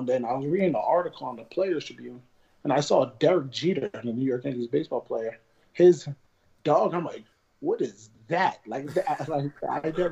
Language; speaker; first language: English; native; English